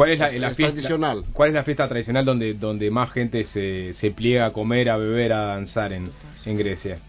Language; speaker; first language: Spanish; native; Spanish